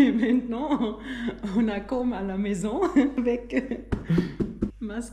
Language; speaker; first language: French; non-native, learner; German